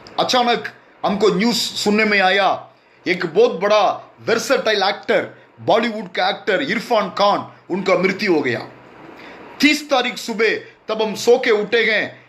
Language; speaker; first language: Hindi; non-native, local second language; Tamil